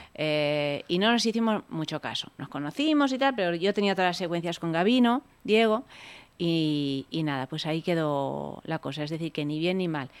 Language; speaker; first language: Spanish; early bilingual, other home language; Italian